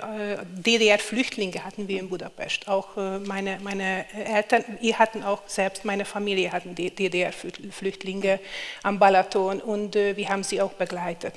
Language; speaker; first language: German; non-native, fluent; Hungarian